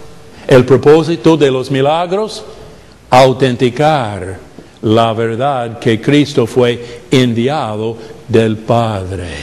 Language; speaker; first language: Spanish; non-native, fluent; English